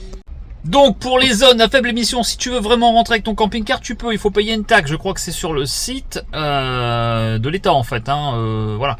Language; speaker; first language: French; native; French